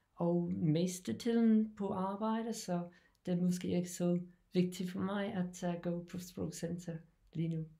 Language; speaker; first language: Danish; non-native, learner; English